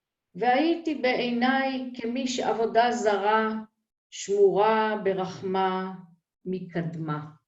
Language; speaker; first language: Hebrew; native; Hebrew